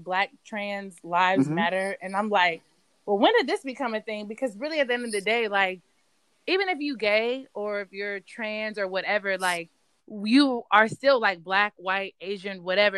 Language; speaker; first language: English; native; English